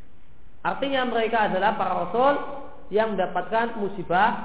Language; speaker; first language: Indonesian; native; Indonesian